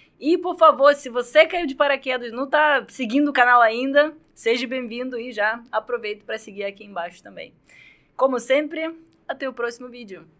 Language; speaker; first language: Portuguese; non-native, fluent; Russian